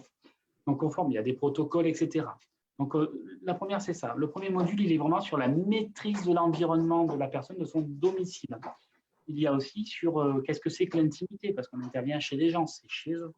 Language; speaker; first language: French; native; French